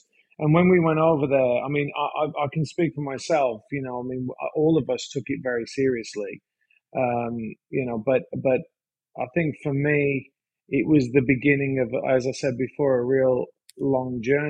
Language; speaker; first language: English; native; English